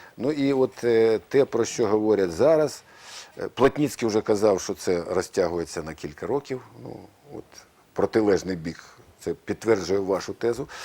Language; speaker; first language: Ukrainian; native; Ukrainian